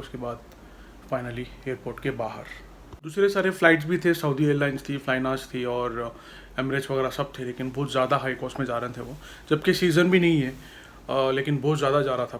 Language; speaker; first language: Hindi; native; Hindi